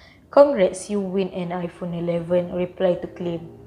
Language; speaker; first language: English; non-native, local second language; Malay